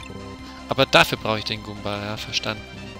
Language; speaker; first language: German; native; German